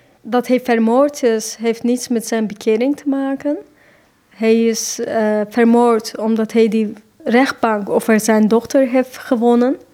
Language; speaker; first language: Dutch; non-native, fluent; Turkish